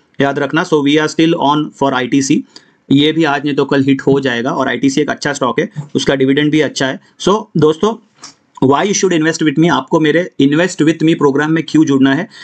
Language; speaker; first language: Hindi; non-native, local second language; Marathi